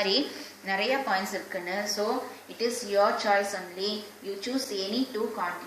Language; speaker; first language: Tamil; native; Tamil